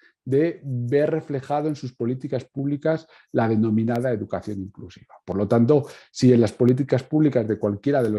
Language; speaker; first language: Spanish; native; Spanish